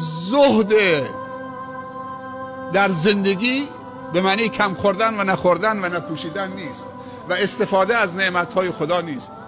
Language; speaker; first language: Persian; native; Persian